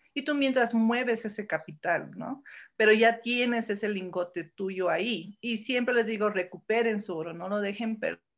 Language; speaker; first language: Spanish; early bilingual, heritage; Spanish